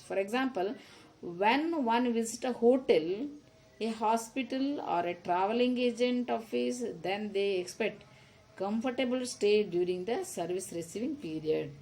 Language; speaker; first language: English; non-native, local second language; Kannada